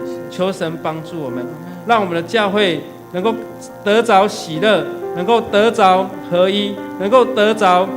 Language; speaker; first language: Chinese; native; Chinese